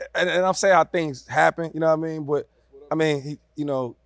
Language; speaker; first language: English; native; English